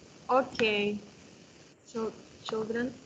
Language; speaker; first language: English; non-native, learner; Kazakh